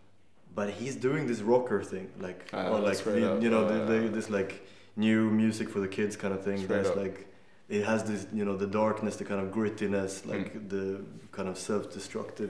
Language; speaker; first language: English; non-native, fluent; Danish